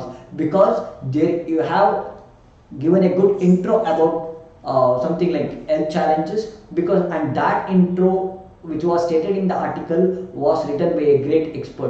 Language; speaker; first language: English; non-native, local second language; Kannada